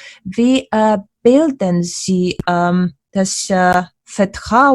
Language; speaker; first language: German; non-native, fluent; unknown